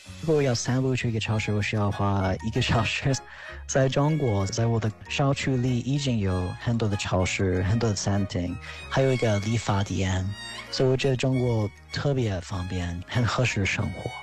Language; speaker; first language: Chinese; non-native, fluent; English